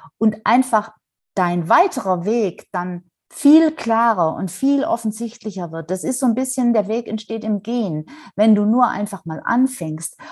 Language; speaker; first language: German; native; German